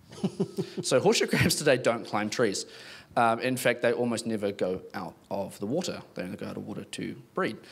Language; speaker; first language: English; native; English